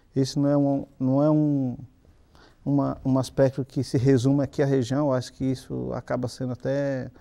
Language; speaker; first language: Portuguese; native; Portuguese